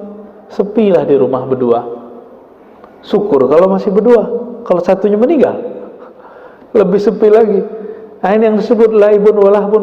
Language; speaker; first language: Indonesian; native; Indonesian